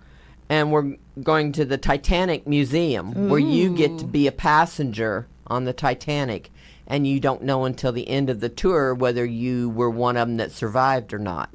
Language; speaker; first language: English; native; English